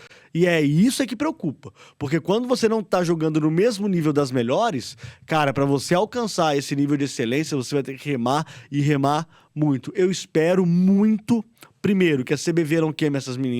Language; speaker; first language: Portuguese; native; Portuguese